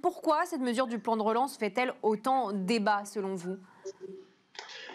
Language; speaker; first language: French; native; French